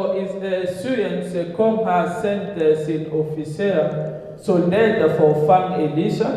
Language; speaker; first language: Danish; non-native, fluent; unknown